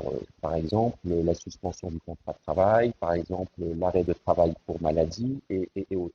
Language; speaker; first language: French; native; French